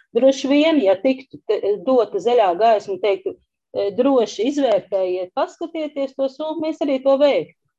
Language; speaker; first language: Latvian; native; Latvian